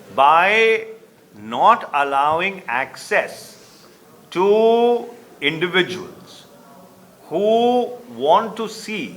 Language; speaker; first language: English; non-native, local second language; Hindi